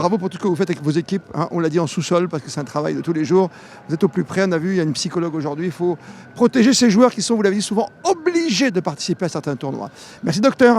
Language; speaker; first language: French; native; French